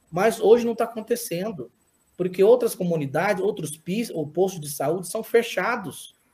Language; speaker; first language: Portuguese; non-native, local second language; Yanomámi